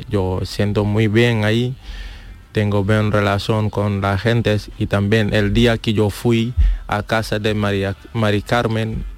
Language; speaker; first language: Spanish; non-native, learner; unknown